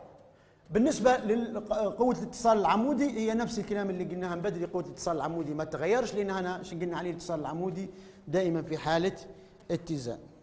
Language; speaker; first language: Arabic; native; Arabic